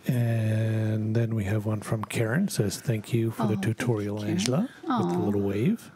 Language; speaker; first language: English; native; English